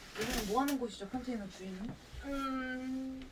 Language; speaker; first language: Korean; native; Korean